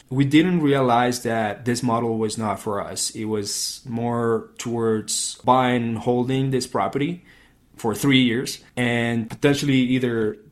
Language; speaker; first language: English; early bilingual, other home language; Spanish